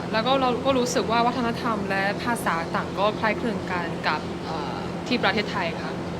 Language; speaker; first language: Thai; non-native, fluent; Chinese